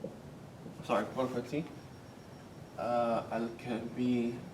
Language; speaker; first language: Arabic; non-native, fluent; English